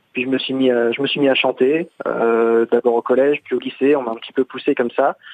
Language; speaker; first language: French; native; French